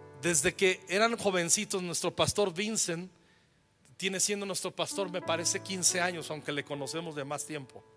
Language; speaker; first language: Spanish; native; Spanish